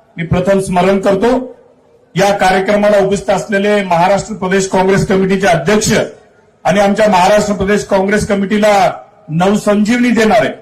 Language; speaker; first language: Marathi; native; Marathi